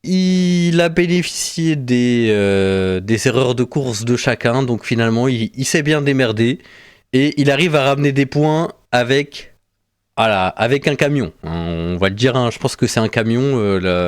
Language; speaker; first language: French; native; French